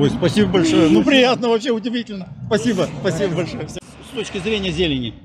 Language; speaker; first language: Russian; native; Russian